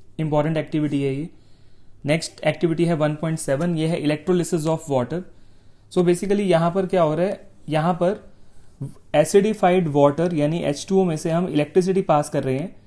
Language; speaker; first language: Hindi; native; Hindi